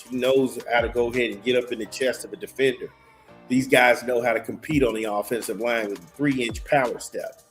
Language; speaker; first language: English; native; English